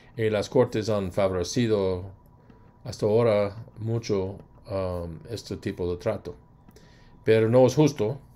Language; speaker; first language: Spanish; non-native, fluent; English